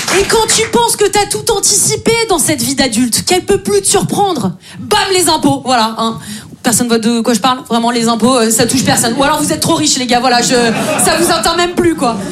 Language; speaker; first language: French; native; French